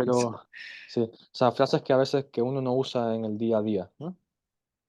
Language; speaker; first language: Spanish; non-native, fluent; German